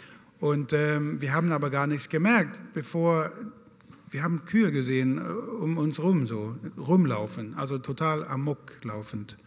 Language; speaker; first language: German; non-native, fluent; Swedish